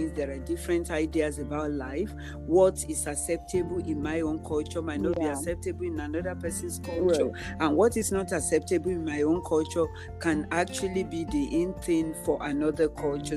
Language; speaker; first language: English; non-native, local second language; Yoruba